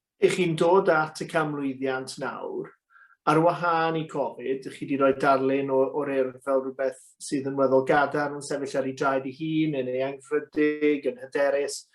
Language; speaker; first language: Welsh; native; Welsh